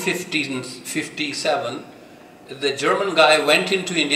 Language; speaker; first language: English; non-native, local second language; Punjabi